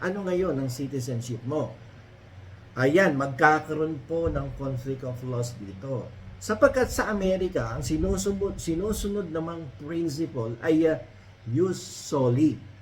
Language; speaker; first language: Filipino; native; Filipino